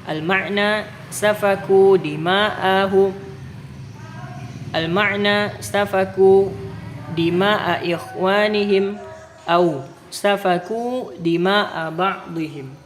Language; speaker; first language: Arabic; non-native, fluent; Indonesian